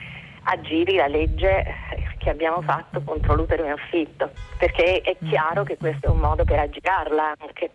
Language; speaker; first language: Italian; native; Italian